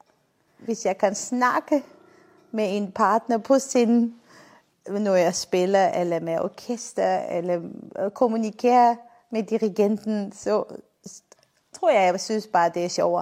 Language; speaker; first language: Danish; non-native, fluent; Armenian